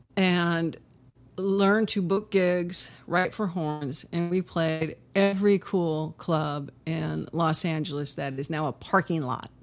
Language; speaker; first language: English; native; English